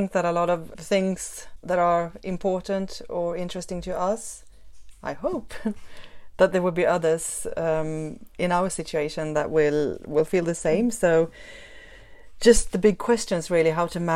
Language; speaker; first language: English; non-native, fluent; Swedish